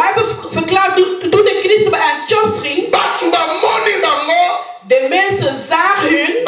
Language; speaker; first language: Dutch; non-native, learner; Lingala